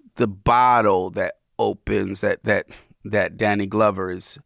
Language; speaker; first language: English; native; English